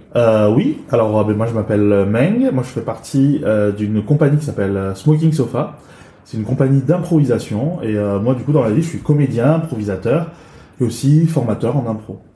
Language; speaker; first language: French; early bilingual, other home language; Chinese